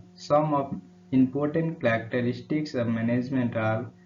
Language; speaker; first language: English; non-native, local second language; Nepali